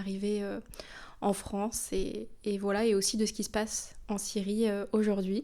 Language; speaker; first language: French; native; French